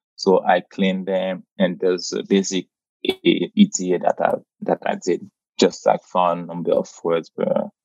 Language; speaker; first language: English; non-native, fluent; Haitian Creole